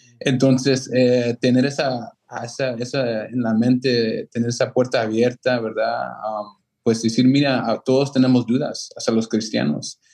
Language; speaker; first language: Spanish; early bilingual, heritage; Spanish